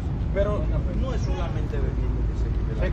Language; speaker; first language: Spanish; native; Spanish